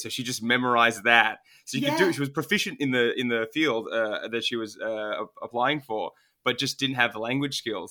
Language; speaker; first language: English; non-native, local second language; Turkish